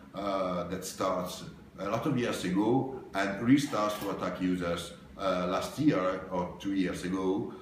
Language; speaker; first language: English; non-native, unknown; Italian